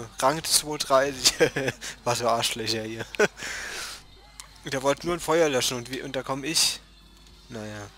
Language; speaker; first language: German; native; German